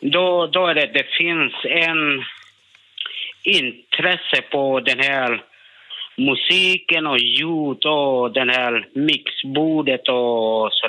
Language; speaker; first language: Swedish; non-native, learner; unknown